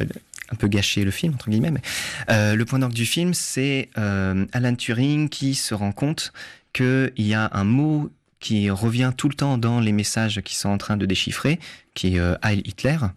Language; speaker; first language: French; native; French